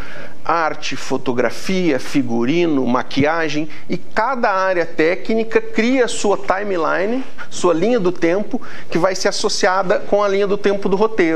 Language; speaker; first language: Portuguese; native; Portuguese